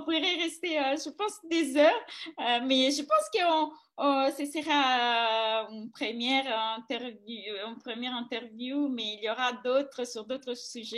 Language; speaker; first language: French; non-native, fluent; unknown